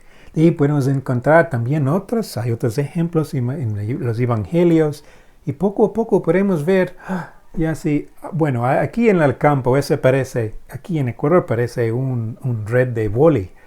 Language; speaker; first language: Spanish; non-native, fluent; English